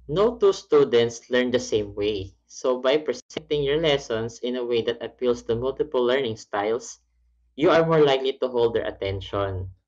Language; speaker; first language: English; non-native, local second language; Filipino